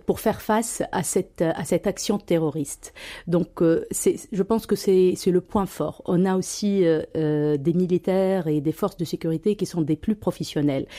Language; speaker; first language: French; non-native, local second language; Arabic